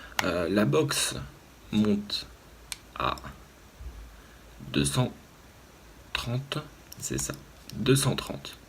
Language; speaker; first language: French; native; French